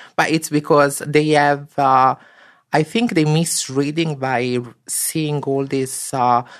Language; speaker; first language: English; non-native, learner; Italian